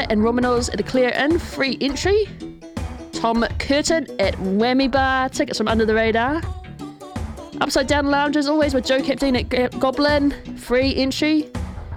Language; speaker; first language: English; native; English